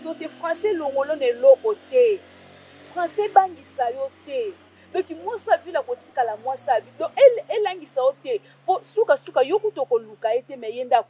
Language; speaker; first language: Lingala; non-native, local second language; Kongo